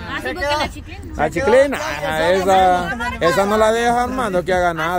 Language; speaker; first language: Spanish; native; Spanish